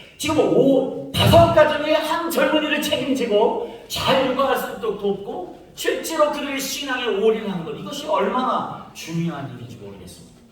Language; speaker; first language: Korean; native; Korean